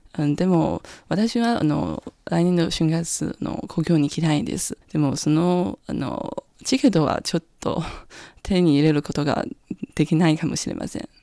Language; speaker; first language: Japanese; non-native, learner; Chinese